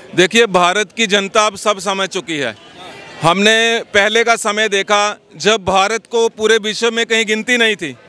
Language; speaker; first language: Hindi; native; Hindi